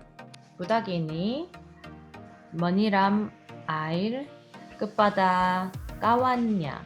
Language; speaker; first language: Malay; non-native, learner; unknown